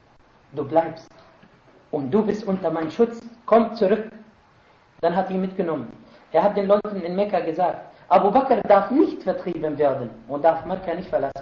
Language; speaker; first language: German; non-native, fluent; Arabic